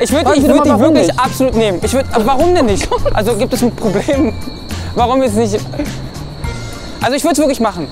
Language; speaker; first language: German; native; German